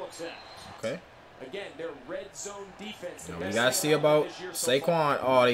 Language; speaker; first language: English; native; English